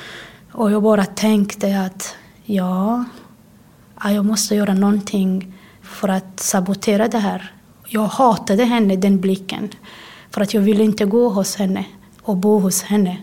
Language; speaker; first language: Swedish; non-native, fluent; Somali